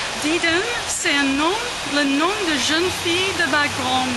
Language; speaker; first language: French; non-native, fluent; English